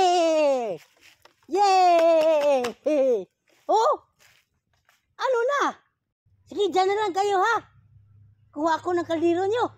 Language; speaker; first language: Filipino; non-native, local second language; Cebuano